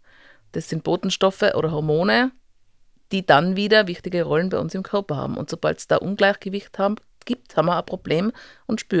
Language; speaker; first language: German; native; German